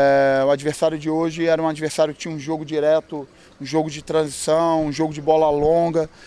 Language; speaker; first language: Portuguese; native; Portuguese